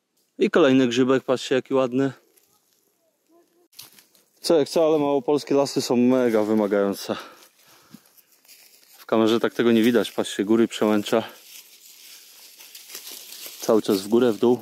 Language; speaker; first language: Polish; native; Polish